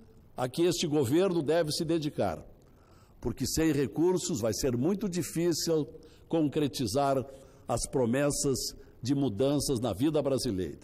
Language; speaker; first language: Portuguese; native; Portuguese